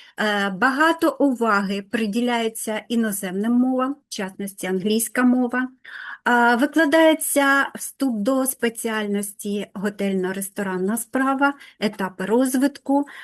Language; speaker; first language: Ukrainian; non-native, local second language; Russian